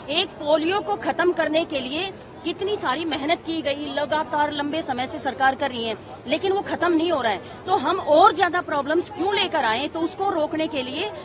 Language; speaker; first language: Hindi; native; Hindi